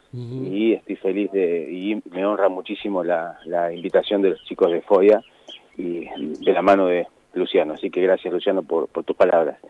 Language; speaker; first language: Spanish; native; Spanish